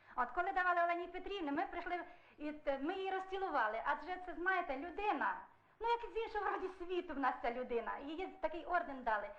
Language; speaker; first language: Ukrainian; native; Ukrainian